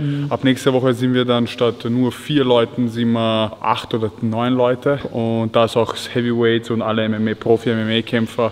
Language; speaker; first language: German; early bilingual, other home language; Serbian